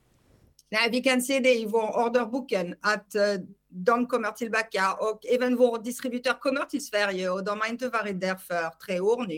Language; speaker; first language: Swedish; non-native, fluent; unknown